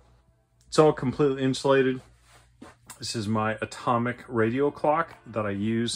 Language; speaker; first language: English; native; English